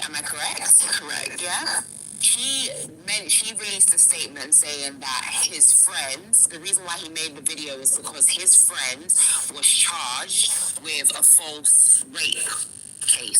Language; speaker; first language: English; native; English